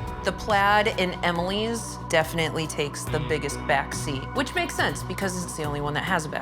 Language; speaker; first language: English; native; English